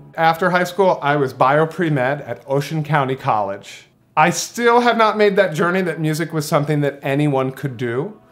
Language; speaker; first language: English; native; English